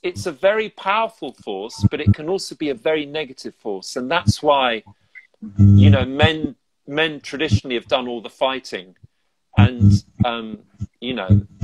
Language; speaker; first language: English; native; English